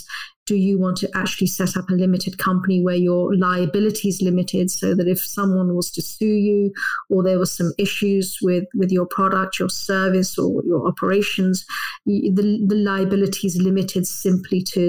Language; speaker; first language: English; native; English